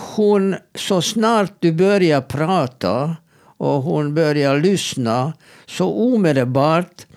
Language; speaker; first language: Swedish; non-native, fluent; Hebrew